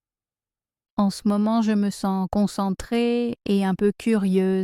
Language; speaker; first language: French; native; French